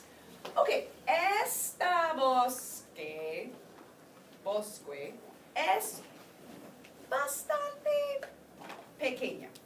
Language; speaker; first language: Spanish; non-native, fluent; English